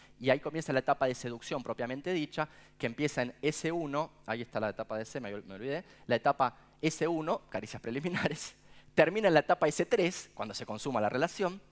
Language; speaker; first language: Spanish; native; Spanish